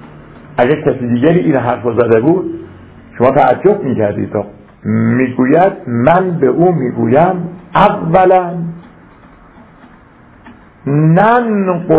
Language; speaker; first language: Persian; native; Persian